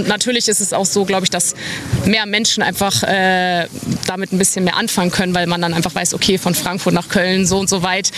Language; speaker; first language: German; native; German